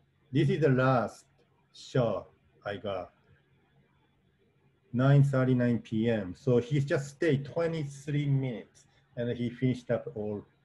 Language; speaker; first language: English; non-native, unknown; Japanese